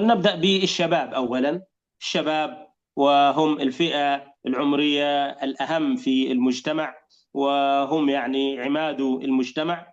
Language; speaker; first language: Arabic; native; Arabic